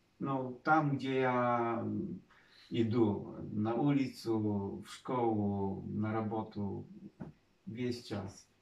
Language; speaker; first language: Polish; non-native, learner; Russian